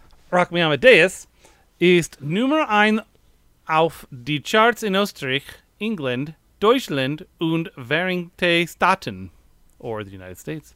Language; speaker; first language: German; non-native, learner; English